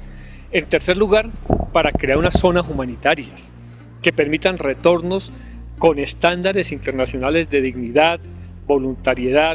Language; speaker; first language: Spanish; native; Spanish